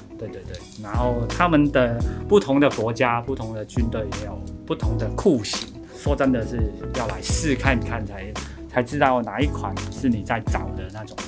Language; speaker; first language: Chinese; non-native, local second language; Cantonese